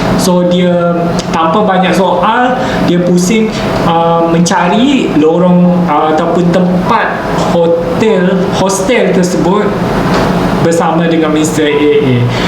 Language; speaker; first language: Malay; native; Malay